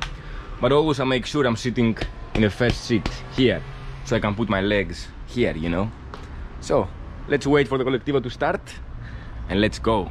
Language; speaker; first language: English; non-native, fluent; Greek